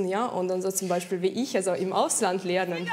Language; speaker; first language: German; non-native, fluent; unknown